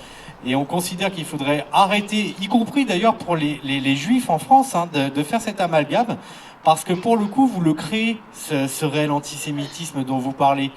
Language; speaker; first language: French; native; French